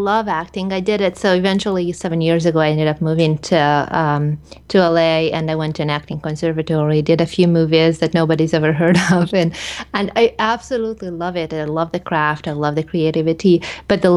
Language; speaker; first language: English; early bilingual, other home language; Hungarian